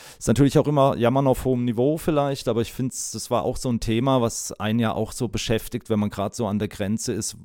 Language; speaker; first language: German; native; German